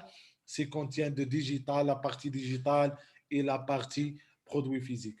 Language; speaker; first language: French; non-native, local second language; Arabic